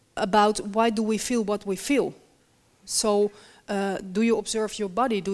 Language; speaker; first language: English; non-native, fluent; Dutch